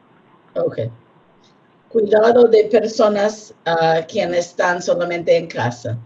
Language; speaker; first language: Spanish; non-native, learner; English